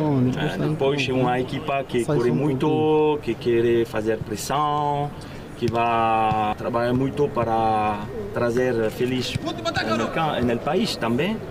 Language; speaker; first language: Portuguese; non-native, learner; French